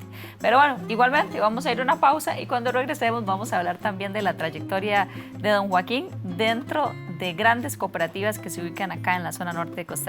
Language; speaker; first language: Spanish; native; Spanish